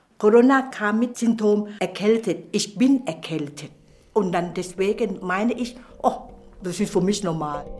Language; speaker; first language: German; non-native, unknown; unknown